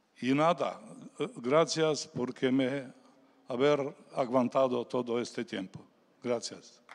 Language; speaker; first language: Spanish; non-native, learner; Serbian